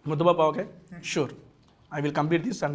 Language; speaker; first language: Telugu; native; Telugu